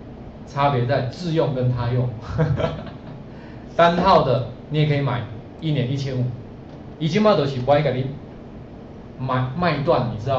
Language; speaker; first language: Chinese; native; Chinese